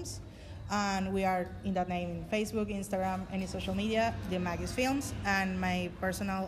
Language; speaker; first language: English; non-native, fluent; Spanish